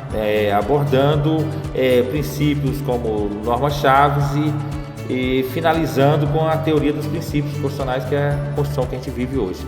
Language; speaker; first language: Portuguese; native; Portuguese